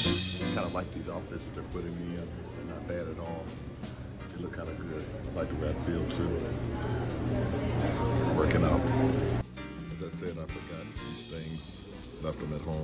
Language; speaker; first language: English; native; English